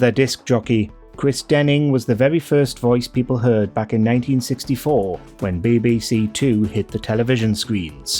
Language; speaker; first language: English; native; English